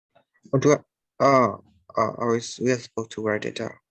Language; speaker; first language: English; non-native, learner; Burmese